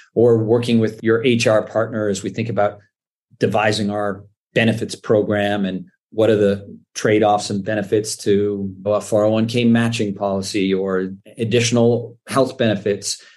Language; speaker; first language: English; native; English